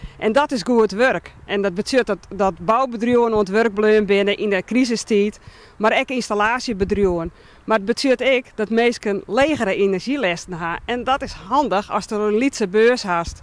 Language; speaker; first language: Dutch; non-native, local second language; Western Frisian